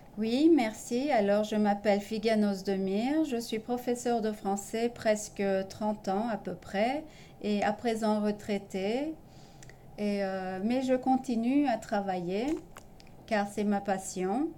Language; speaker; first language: French; early bilingual, other home language; Turkish